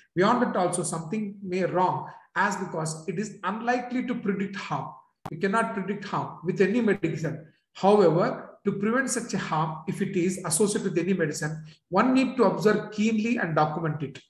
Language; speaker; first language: English; non-native, local second language; Urdu